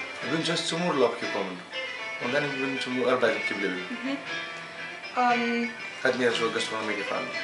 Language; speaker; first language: German; non-native, learner; Greek